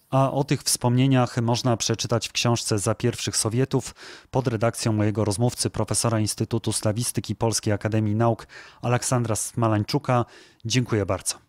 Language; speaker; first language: Polish; native; Polish